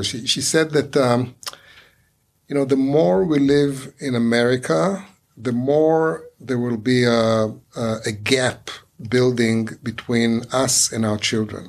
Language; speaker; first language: English; non-native, fluent; Hebrew